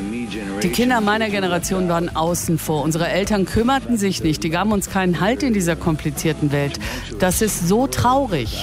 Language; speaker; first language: German; native; German